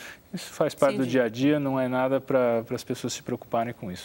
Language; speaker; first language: Portuguese; native; Portuguese